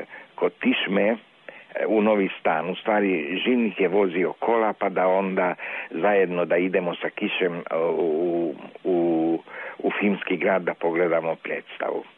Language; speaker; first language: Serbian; non-native, local second language; Hungarian